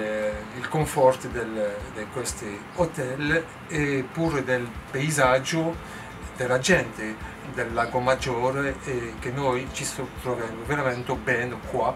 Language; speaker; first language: Italian; non-native, learner; French